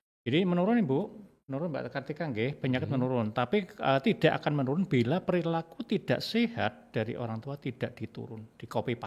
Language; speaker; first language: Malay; non-native, local second language; Javanese